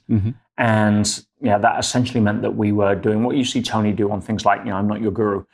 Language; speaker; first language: English; native; English